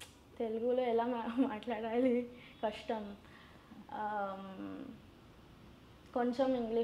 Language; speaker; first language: Telugu; non-native, learner; Gujarati